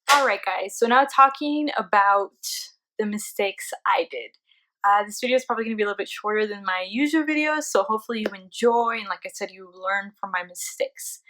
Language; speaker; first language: English; early bilingual, other home language; Spanish